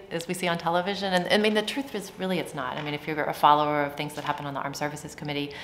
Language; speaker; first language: English; native; English